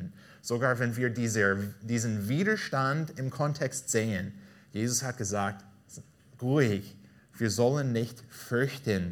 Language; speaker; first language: German; non-native, fluent; English